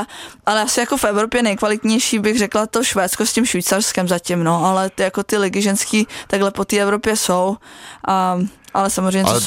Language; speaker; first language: Czech; native; Czech